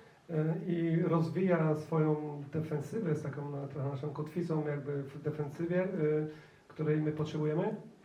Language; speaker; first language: Polish; native; Polish